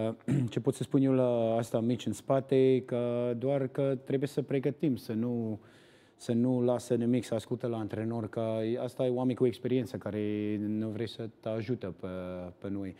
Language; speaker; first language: Romanian; non-native, learner; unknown